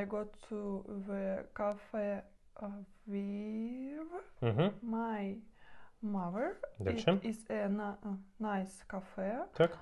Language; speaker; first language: English; non-native, learner; Russian